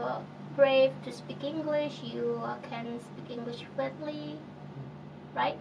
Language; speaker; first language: English; non-native, fluent; Indonesian